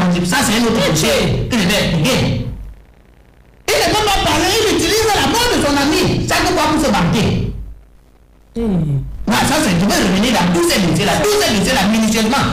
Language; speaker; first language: French; native; French